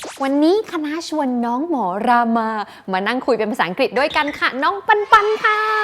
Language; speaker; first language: Thai; native; Thai